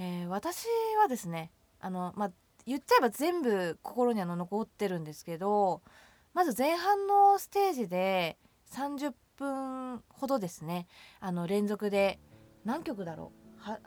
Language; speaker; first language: Japanese; native; Japanese